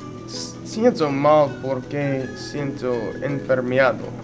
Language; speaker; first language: Spanish; non-native, learner; English